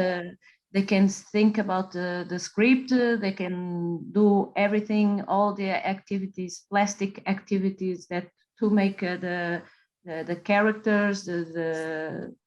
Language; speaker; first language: English; non-native, fluent; Portuguese